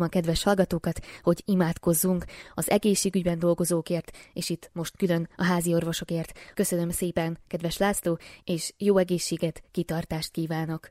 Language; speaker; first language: Hungarian; native; Hungarian